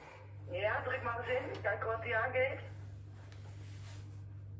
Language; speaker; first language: Dutch; native; Dutch